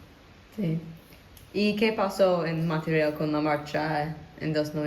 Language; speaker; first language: Spanish; non-native, learner; English